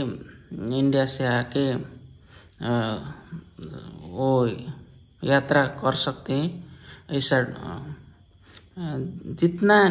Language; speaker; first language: Hindi; non-native, learner; Nepali